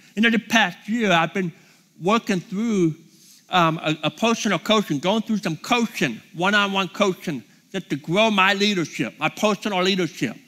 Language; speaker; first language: English; native; English